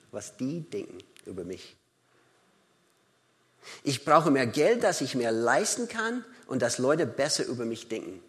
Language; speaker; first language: German; non-native, fluent; English